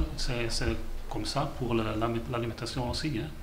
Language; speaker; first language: French; non-native, learner; German